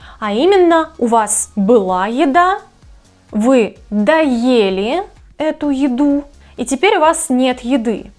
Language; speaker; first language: Russian; native; Russian